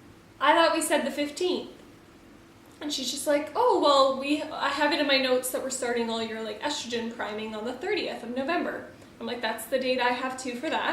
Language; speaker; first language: English; native; English